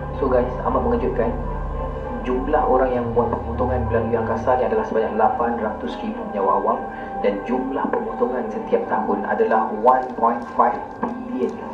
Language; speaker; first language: Malay; native; Malay